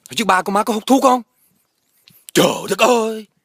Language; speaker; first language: Vietnamese; early bilingual, heritage; Vietnamese